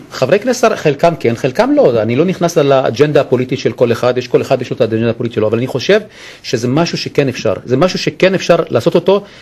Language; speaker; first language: Hebrew; non-native, local second language; Arabic